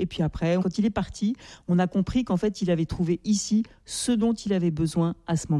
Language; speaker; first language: French; native; French